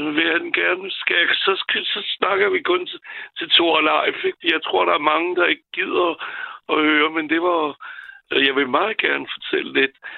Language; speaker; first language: Danish; non-native, fluent; French